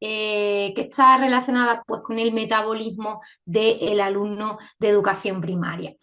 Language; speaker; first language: Spanish; native; Spanish